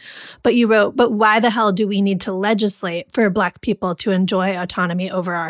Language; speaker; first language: English; native; English